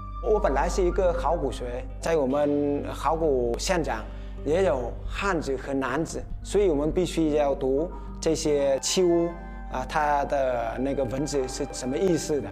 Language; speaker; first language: Chinese; non-native, fluent; Vietnamese